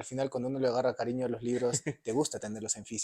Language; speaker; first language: Spanish; native; Spanish